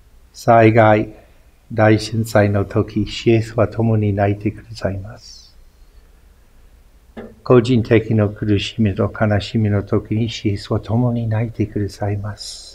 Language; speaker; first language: Japanese; non-native, fluent; English